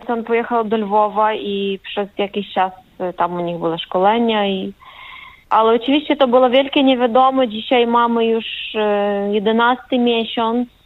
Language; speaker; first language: Polish; non-native, fluent; Ukrainian